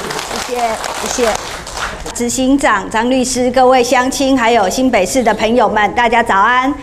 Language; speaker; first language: Chinese; native; Chinese